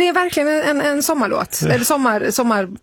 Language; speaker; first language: Swedish; native; Swedish